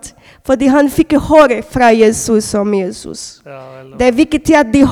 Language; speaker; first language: Norwegian; non-native, learner; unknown